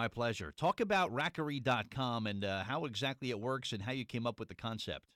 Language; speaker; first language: English; native; English